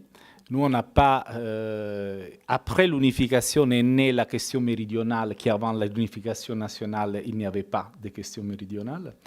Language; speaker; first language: French; non-native, fluent; Italian